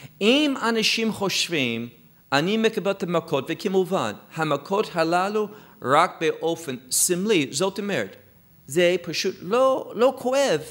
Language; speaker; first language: Hebrew; non-native, fluent; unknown